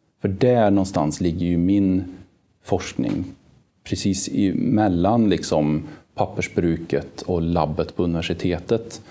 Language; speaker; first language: Swedish; native; Swedish